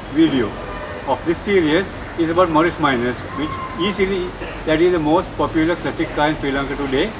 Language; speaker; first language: English; non-native, local second language; Sinhala